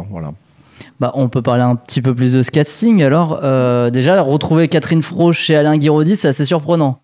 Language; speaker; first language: French; native; French